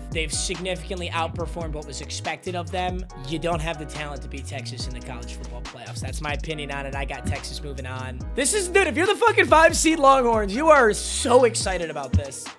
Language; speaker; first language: English; native; English